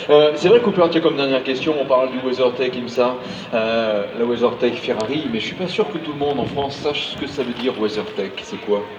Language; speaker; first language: French; native; French